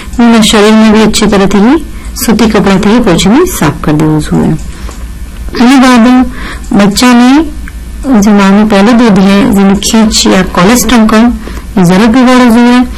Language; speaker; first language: Gujarati; non-native, local second language; Hindi